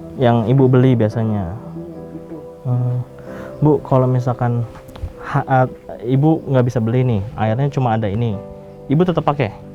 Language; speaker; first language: Indonesian; native; Indonesian